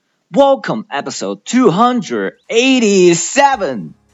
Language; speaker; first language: English; non-native, fluent; Chinese